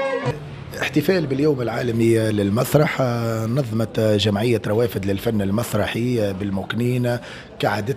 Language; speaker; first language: Arabic; native; Arabic